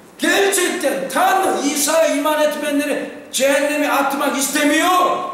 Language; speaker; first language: Turkish; non-native, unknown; Korean